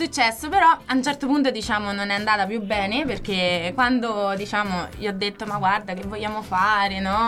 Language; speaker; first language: Italian; native; Italian